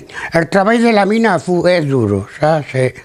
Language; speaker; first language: French; non-native, learner; Spanish